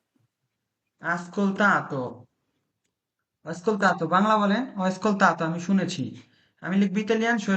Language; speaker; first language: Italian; non-native, fluent; Bangla